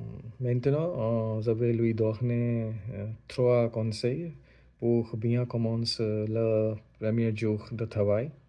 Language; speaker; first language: French; non-native, learner; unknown